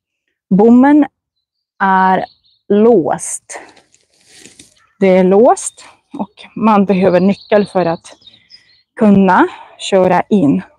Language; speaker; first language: Swedish; non-native, fluent; Russian